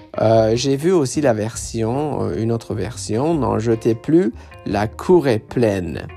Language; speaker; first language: French; non-native, fluent; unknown